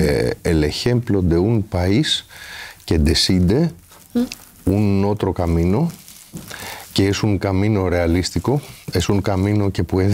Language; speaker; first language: Spanish; non-native, fluent; Greek